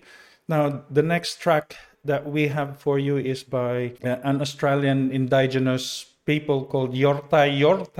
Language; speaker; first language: English; non-native, local second language; Cebuano